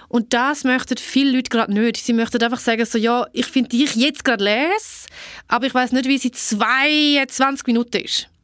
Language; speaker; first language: German; early bilingual, other home language; Albanian